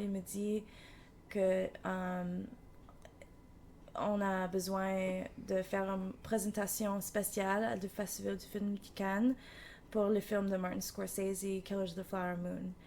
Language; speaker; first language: French; non-native, learner; English